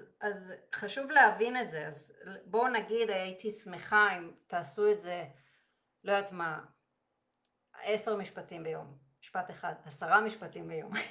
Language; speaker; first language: Hebrew; native; Hebrew